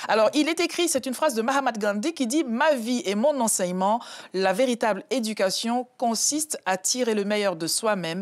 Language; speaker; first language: French; native; French